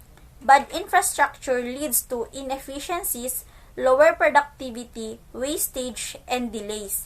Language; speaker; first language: English; non-native, local second language; Filipino